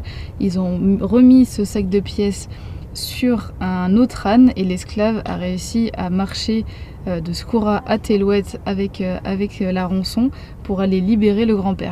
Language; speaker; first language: French; native; French